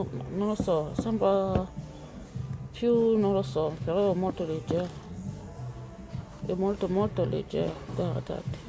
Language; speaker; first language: Italian; non-native, learner; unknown